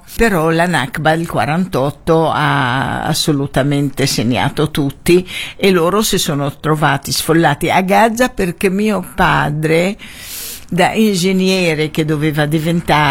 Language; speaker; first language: Italian; non-native, fluent; Arabic